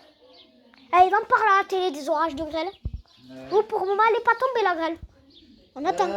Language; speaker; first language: French; native; French